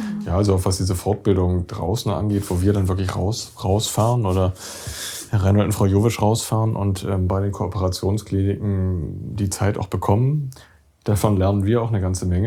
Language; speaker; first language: German; native; German